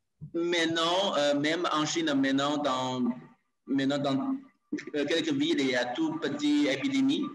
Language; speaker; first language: French; non-native, learner; Chinese